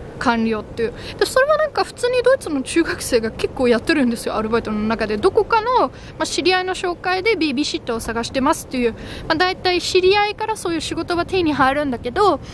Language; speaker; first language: Japanese; non-native, fluent; German